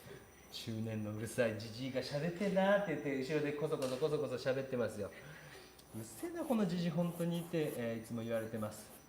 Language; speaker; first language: Japanese; native; Japanese